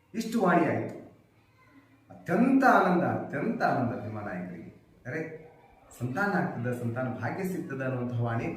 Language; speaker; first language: Kannada; non-native, local second language; Lambadi